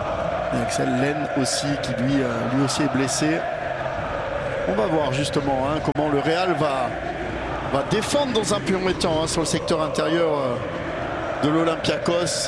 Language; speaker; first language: French; native; French